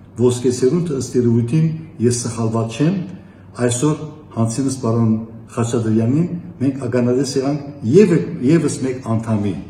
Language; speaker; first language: Armenian; early bilingual, heritage; Armenian